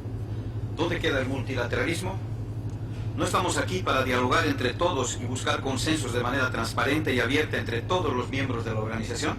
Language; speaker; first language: Spanish; native; Spanish